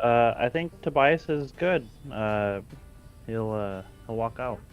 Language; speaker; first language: English; native; English